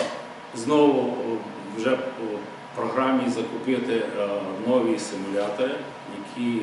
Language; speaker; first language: Ukrainian; native; Ukrainian